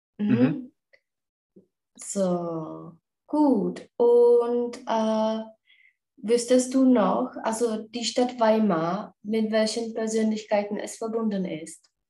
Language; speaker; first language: German; non-native, learner; Czech